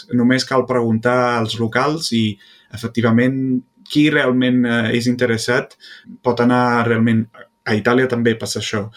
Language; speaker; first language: Catalan; non-native, fluent; Italian